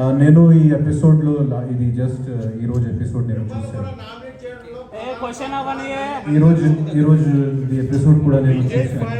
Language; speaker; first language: Telugu; non-native, fluent; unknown